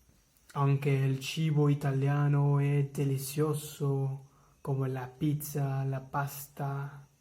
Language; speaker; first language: Italian; non-native, learner; English